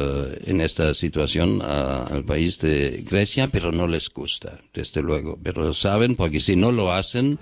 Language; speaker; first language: Spanish; non-native, fluent; German